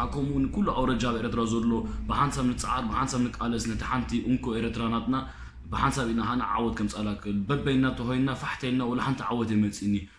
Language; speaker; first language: Tigrinya; early bilingual, heritage; Tigrinya